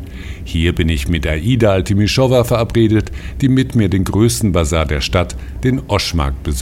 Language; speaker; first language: German; native; German